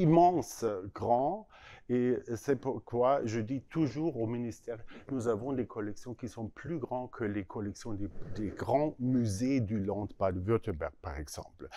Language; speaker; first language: French; non-native, learner; German